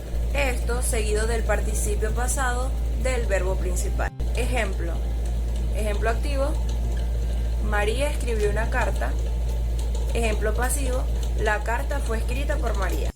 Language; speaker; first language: Spanish; native; Spanish